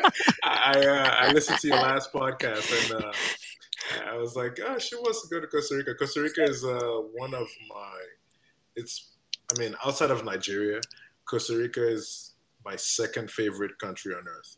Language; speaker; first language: English; non-native, local second language; Igbo